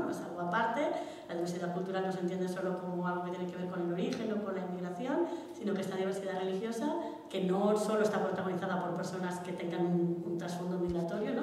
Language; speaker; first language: Spanish; native; Spanish